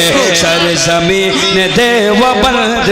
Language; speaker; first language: Hindi; native; Hindi